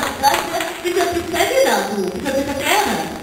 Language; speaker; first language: German; non-native, learner; French